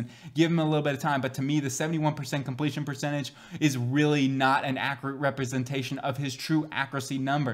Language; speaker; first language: English; native; English